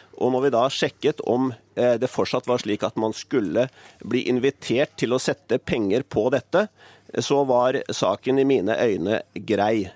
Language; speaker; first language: Norwegian; native; Norwegian